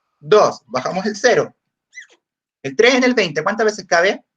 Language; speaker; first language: Spanish; native; Spanish